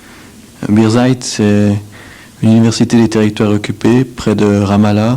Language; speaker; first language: French; native; French